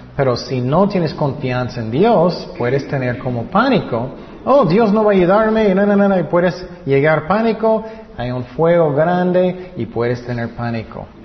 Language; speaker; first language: Spanish; non-native, fluent; English